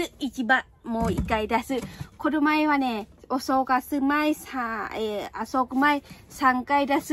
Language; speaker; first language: Japanese; non-native, learner; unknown